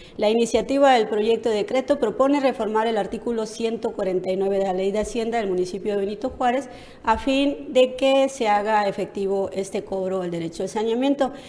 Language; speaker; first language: Spanish; native; Spanish